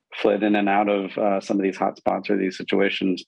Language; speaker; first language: English; non-native, local second language; Urdu